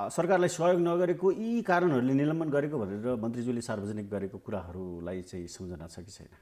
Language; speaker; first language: Nepali; native; Nepali